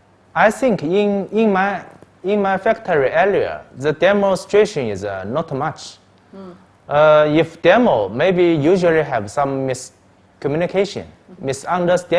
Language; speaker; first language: English; non-native, learner; Chinese